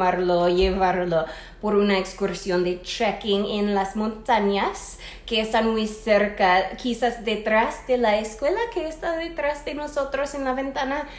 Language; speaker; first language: Spanish; non-native, fluent; English